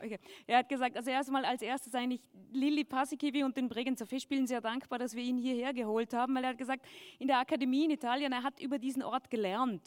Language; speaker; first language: German; native; German